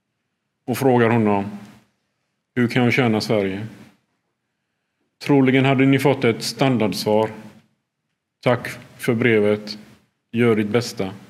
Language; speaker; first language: Swedish; early bilingual, other home language; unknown